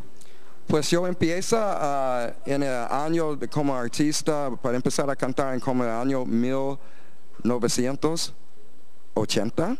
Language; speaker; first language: Spanish; non-native, fluent; English